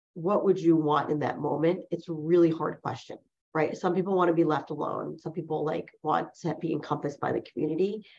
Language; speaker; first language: English; early bilingual, other home language; Chinese